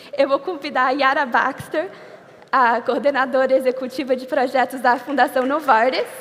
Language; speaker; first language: Portuguese; non-native, fluent; English